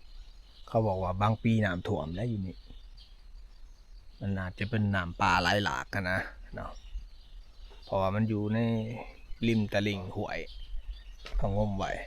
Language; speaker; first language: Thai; non-native, local second language; Lao